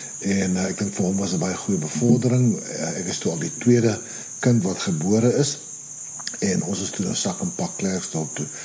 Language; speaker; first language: Afrikaans; native; Afrikaans